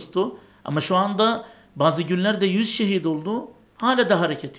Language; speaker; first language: Turkish; non-native, fluent; Arabic